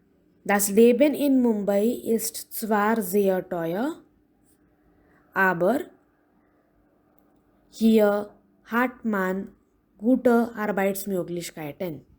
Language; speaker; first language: German; non-native, fluent; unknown